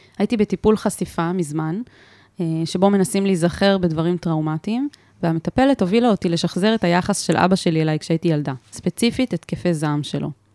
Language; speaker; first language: Hebrew; native; Hebrew